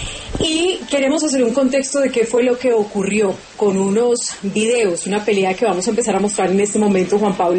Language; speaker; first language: Spanish; native; Spanish